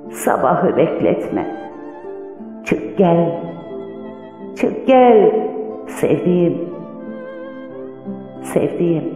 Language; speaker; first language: Turkish; native; Turkish